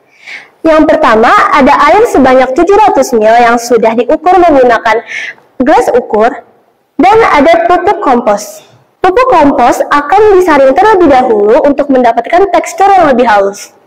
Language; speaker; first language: Indonesian; native; Indonesian